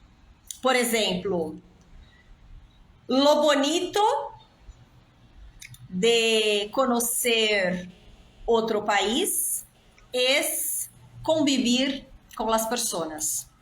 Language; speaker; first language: Spanish; non-native, fluent; Portuguese